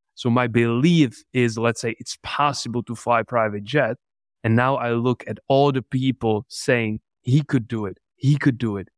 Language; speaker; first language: English; non-native, fluent; Czech